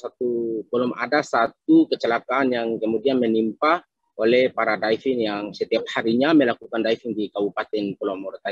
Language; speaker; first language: Indonesian; native; Indonesian